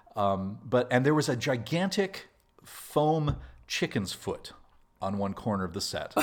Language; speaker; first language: English; native; English